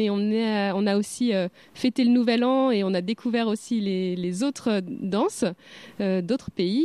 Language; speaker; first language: French; native; French